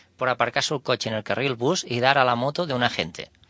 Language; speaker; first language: Spanish; non-native, local second language; Catalan